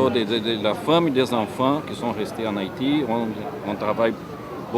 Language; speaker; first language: French; non-native, fluent; Portuguese